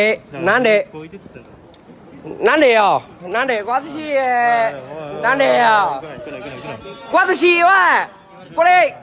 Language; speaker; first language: Japanese; non-native, learner; Vietnamese